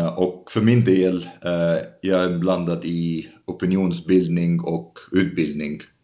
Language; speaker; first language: Swedish; non-native, fluent; Arabic